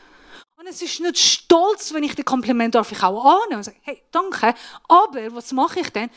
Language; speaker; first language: German; non-native, fluent; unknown